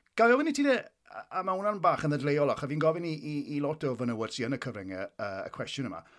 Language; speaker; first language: Welsh; native; Welsh